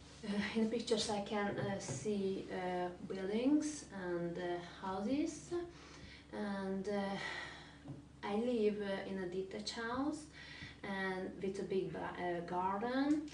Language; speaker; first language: English; non-native, learner; Hungarian